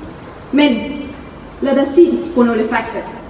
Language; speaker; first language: Danish; non-native, fluent; Arabic